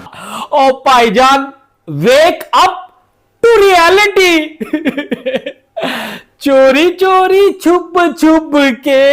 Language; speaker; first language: Hindi; native; Hindi